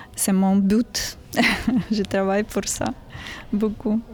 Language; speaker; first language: French; non-native, learner; Ukrainian